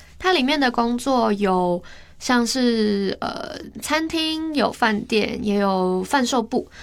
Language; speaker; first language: Chinese; native; Chinese